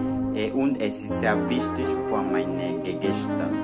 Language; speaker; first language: German; non-native, learner; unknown